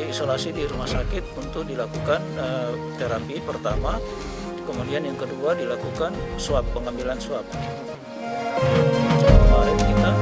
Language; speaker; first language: Indonesian; native; Indonesian